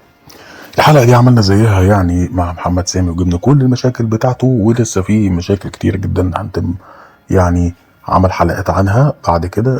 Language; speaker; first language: Arabic; native; Arabic